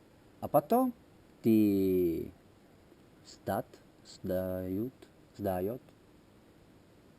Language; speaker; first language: Russian; non-native, learner; Italian